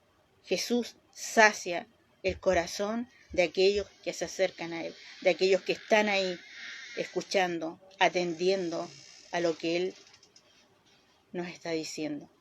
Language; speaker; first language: Spanish; native; Spanish